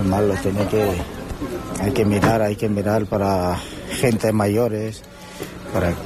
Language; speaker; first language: Spanish; non-native, learner; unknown